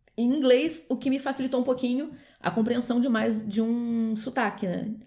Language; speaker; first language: Portuguese; native; Portuguese